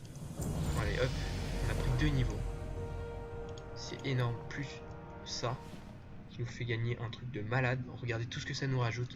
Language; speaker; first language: French; native; French